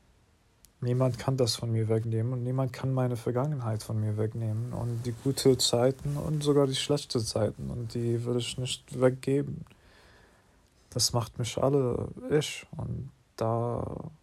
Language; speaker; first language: German; non-native, learner; English